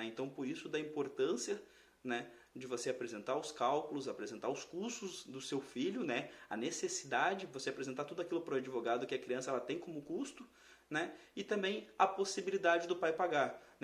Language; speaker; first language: Portuguese; native; Portuguese